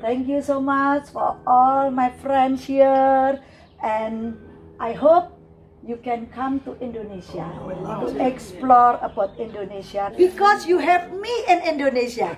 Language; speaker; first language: English; non-native, learner; Indonesian